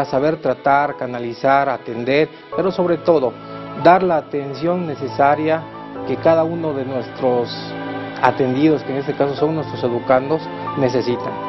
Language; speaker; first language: Spanish; native; Spanish